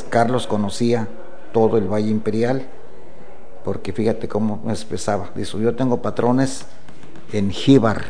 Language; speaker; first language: Spanish; native; Spanish